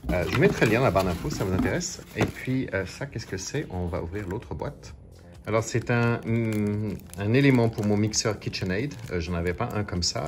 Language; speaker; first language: French; native; French